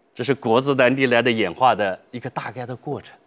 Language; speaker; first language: Chinese; native; Chinese